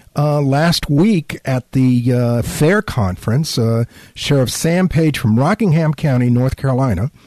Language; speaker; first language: English; native; English